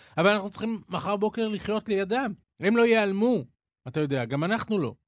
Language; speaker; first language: Hebrew; native; Hebrew